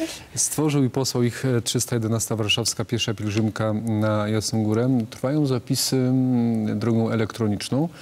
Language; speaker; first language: Polish; native; Polish